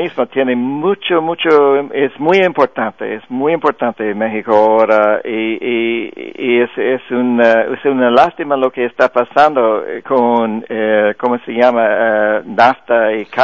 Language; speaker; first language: Spanish; non-native, fluent; English